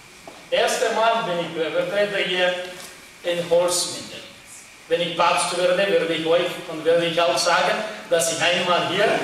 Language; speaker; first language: German; non-native, learner; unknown